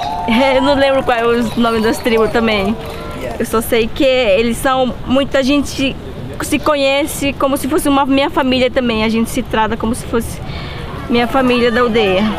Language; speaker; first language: Portuguese; non-native, local second language; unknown